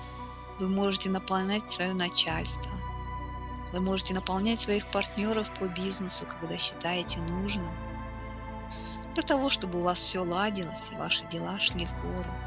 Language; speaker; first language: Russian; native; Russian